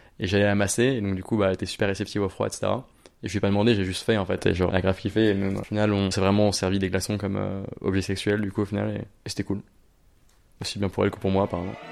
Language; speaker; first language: French; native; French